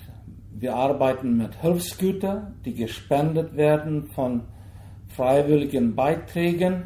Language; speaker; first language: German; early bilingual, heritage; German